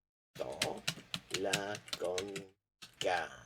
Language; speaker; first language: Vietnamese; non-native, learner; English